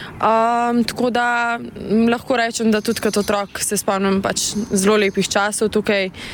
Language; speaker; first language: Slovenian; early bilingual, other home language; Bosnian